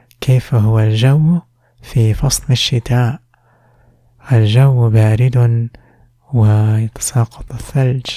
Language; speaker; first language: Arabic; non-native, fluent; English